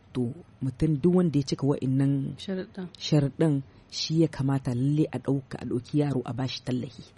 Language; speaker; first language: Hausa; native; Hausa